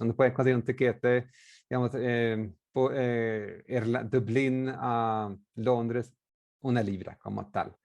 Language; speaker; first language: Spanish; non-native, fluent; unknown